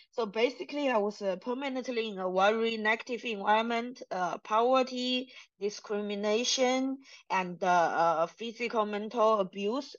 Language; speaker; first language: English; non-native, fluent; Chinese